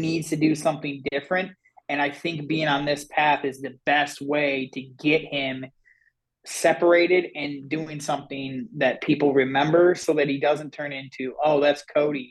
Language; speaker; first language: English; native; English